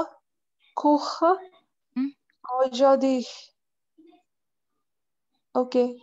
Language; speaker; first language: French; non-native, learner; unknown